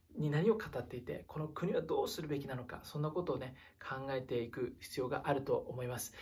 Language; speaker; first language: Japanese; native; Japanese